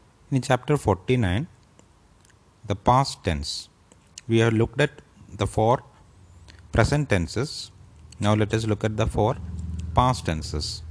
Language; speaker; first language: English; non-native, local second language; Malayalam